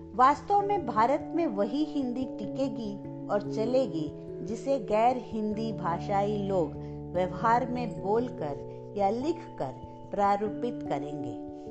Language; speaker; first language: Hindi; non-native, local second language; Kannada